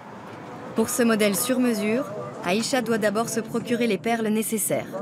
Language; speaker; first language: French; native; French